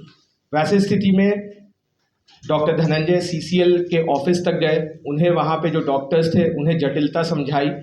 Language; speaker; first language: Hindi; native; Hindi